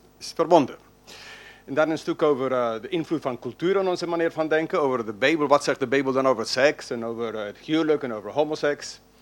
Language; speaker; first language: Dutch; non-native, fluent; English